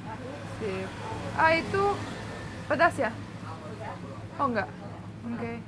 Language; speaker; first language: Indonesian; non-native, fluent; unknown